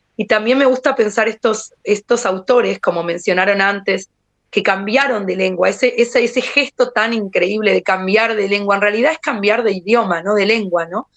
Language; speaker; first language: Spanish; native; Spanish